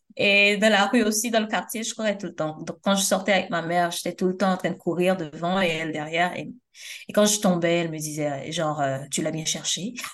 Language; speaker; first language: French; non-native, local second language; Haitian Creole